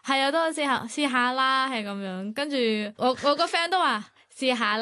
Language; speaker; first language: Cantonese; non-native, fluent; Thai